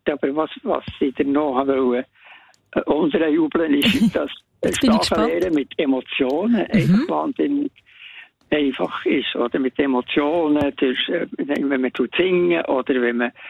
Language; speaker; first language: German; native; German